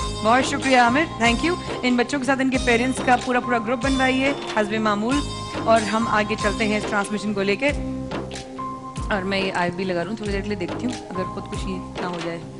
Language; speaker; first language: Urdu; native; Urdu